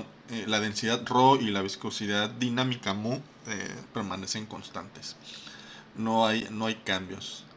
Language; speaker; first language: Spanish; native; Spanish